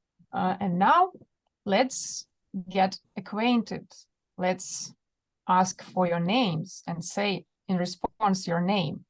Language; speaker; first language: English; non-native, fluent; Russian